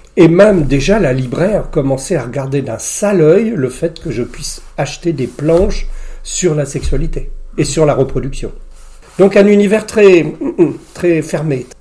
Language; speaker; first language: French; native; French